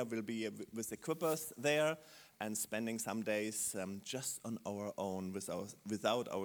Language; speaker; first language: English; non-native, fluent; German